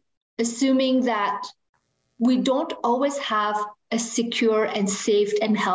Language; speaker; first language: English; non-native, fluent; French